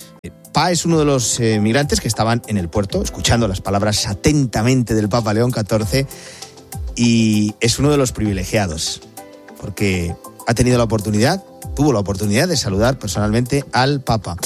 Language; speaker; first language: Spanish; native; Spanish